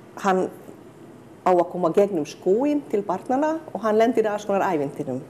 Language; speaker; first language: Icelandic; non-native, fluent; Hungarian